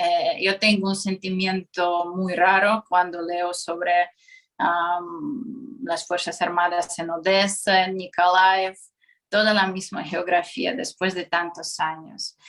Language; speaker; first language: Spanish; non-native, fluent; Russian